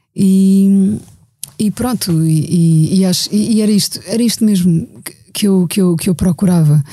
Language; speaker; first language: Portuguese; native; Portuguese